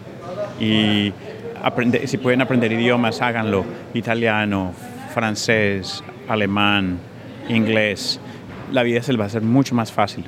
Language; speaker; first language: Spanish; native; Spanish